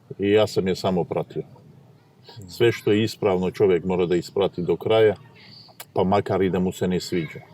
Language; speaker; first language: Serbian; non-native, fluent; Ossetic